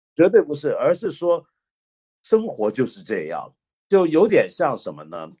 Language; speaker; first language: Chinese; non-native, local second language; Cantonese